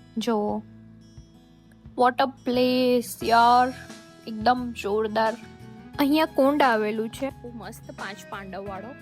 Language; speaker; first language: Gujarati; native; Gujarati